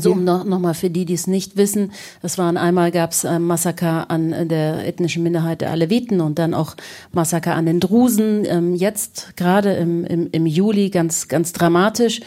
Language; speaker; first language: German; native; German